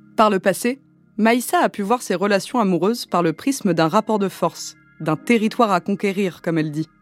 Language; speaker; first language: French; native; French